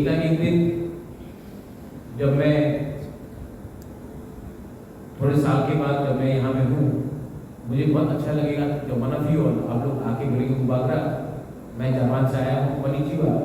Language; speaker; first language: Hindi; non-native, local second language; Kok Borok